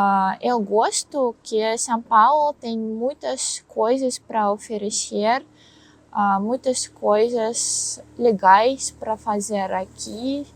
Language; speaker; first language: Portuguese; non-native, learner; Russian